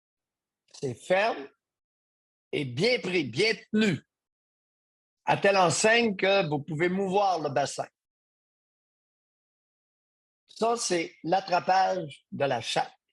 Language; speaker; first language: French; native; French